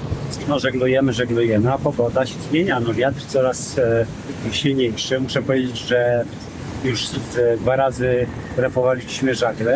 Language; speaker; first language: Polish; native; Polish